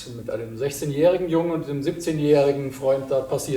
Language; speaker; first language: German; native; German